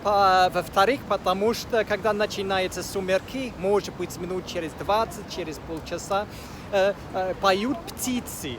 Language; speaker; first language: Russian; non-native, fluent; English